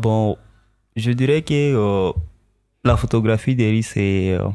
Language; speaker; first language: French; non-native, local second language; Swahili